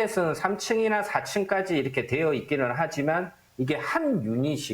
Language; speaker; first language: Korean; native; Korean